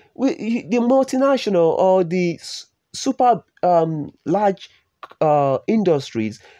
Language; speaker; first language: English; non-native, local second language; Yoruba